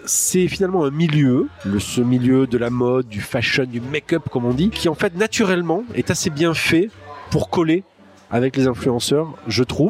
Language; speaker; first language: French; native; French